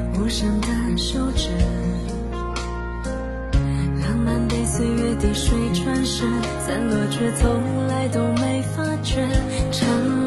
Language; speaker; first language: Chinese; native; Chinese